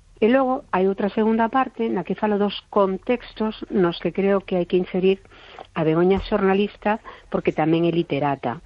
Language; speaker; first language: Galician; non-native, local second language; Spanish